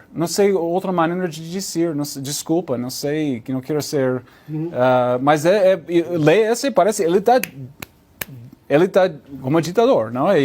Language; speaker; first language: Portuguese; non-native, learner; English